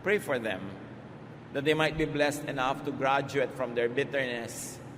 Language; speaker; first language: English; non-native, local second language; Filipino